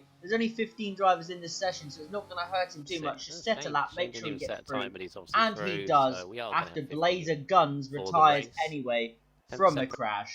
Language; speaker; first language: English; native; English